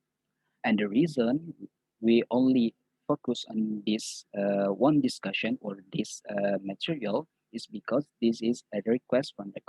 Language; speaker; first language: English; non-native, fluent; Indonesian